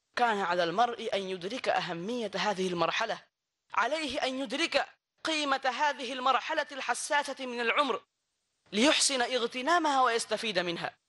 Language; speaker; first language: Arabic; non-native, fluent; Bangla